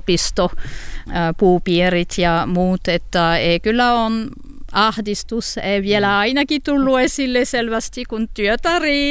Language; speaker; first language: Finnish; non-native, learner; French